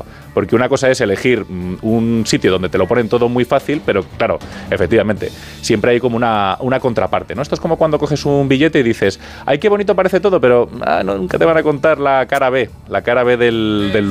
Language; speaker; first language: Spanish; native; Spanish